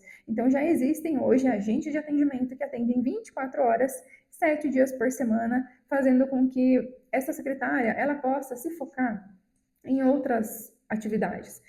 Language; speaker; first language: Portuguese; native; Portuguese